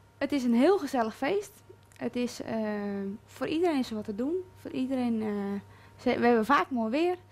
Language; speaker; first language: Dutch; native; Dutch